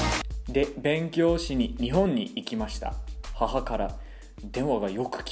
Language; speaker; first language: Japanese; non-native, fluent; English